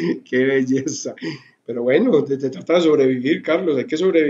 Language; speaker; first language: Spanish; native; Spanish